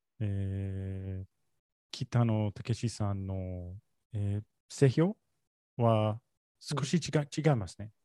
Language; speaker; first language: Japanese; non-native, learner; English